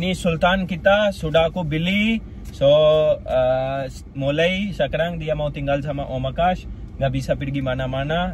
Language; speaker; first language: Indonesian; non-native, learner; Urdu